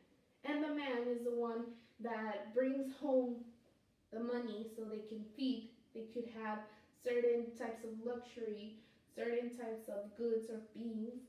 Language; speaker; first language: English; non-native, fluent; Spanish